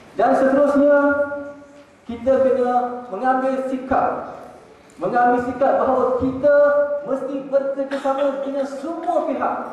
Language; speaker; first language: Malay; native; Malay